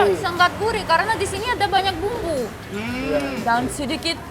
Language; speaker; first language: Indonesian; non-native, fluent; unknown